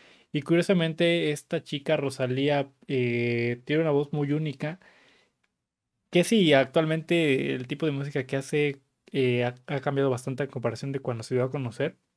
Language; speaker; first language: Spanish; native; Spanish